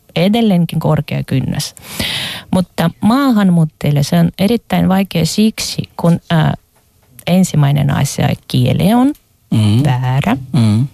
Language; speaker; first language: Finnish; non-native, fluent; Russian